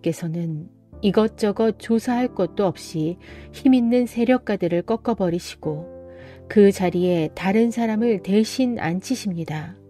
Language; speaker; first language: Korean; native; Korean